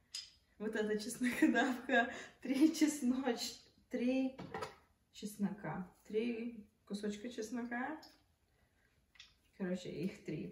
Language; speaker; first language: Russian; early bilingual, heritage; Russian